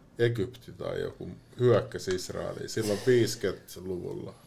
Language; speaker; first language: Finnish; native; Finnish